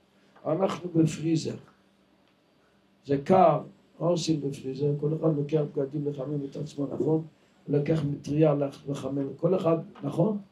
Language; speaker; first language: Hebrew; non-native, local second language; Yiddish